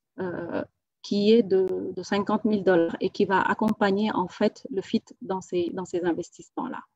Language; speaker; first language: French; non-native, local second language; Wolof